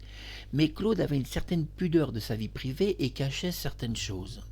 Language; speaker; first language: French; native; French